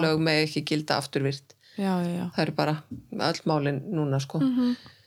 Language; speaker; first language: Icelandic; native; Icelandic